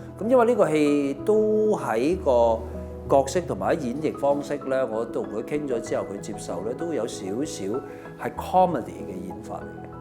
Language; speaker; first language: Cantonese; native; Cantonese